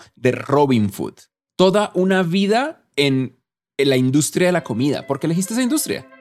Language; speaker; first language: Spanish; native; Spanish